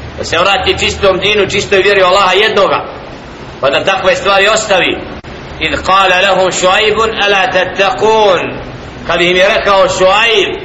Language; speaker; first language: Bosnian; native; Bosnian